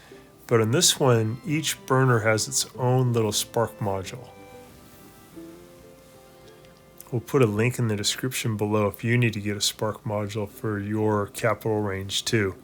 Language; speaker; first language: English; native; English